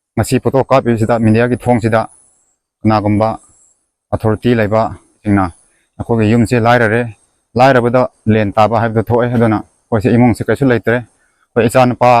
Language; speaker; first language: Manipuri; non-native, local second language; Rongmei Naga